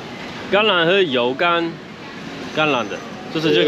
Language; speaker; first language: Chinese; non-native, learner; English